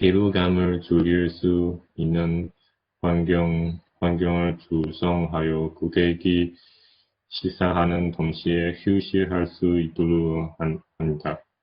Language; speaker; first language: Korean; non-native, learner; Chinese